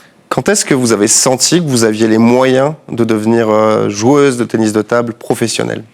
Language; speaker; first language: French; native; French